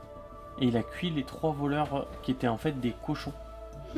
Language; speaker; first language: French; native; French